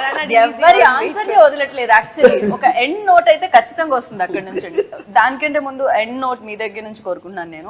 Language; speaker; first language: Telugu; native; Telugu